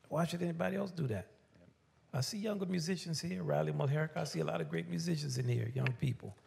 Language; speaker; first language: English; native; English